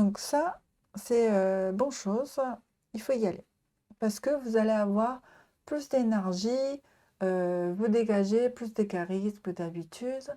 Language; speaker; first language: French; non-native, learner; Japanese